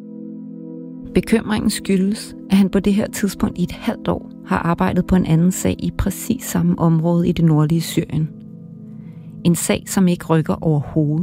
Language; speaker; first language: Danish; native; Danish